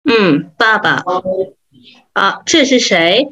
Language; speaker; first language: Chinese; non-native, fluent; Vietnamese